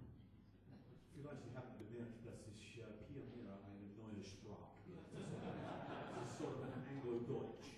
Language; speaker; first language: German; non-native, learner; English